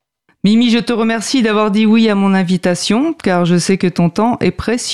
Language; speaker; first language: French; native; French